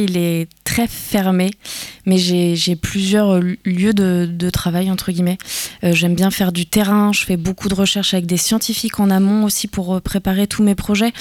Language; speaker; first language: French; native; French